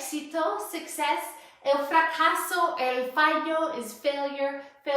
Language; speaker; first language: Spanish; non-native, fluent; English